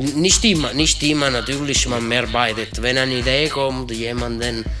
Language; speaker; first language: German; non-native, learner; Italian